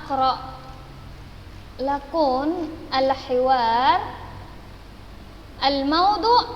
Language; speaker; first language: Arabic; non-native, fluent; Indonesian